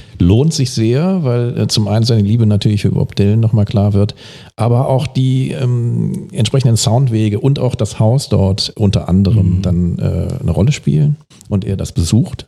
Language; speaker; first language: German; native; German